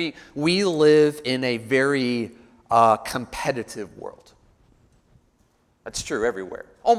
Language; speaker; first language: English; native; English